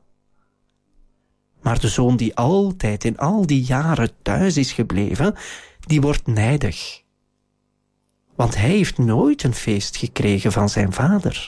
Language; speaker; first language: Dutch; native; Dutch